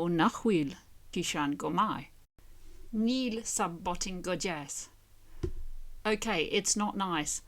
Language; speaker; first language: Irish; non-native, learner; English